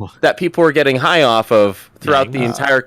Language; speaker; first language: English; native; English